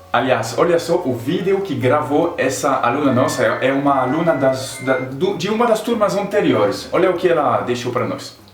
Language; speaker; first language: Portuguese; non-native, fluent; French